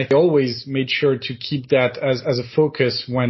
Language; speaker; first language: English; non-native, fluent; French